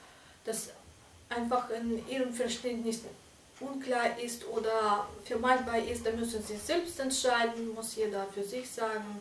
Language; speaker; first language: German; non-native, fluent; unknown